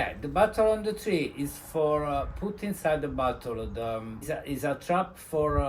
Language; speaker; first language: English; non-native, learner; Italian